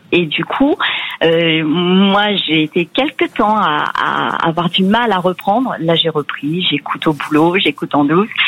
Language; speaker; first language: French; native; French